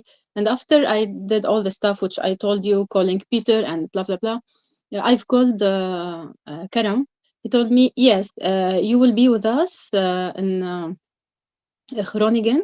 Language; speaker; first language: English; non-native, learner; Arabic